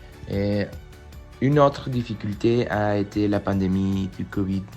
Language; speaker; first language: French; non-native, learner; Spanish